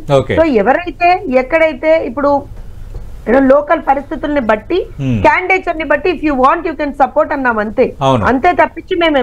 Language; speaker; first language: Telugu; native; Telugu